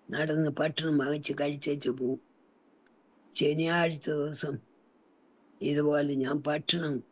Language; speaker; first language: Malayalam; native; Malayalam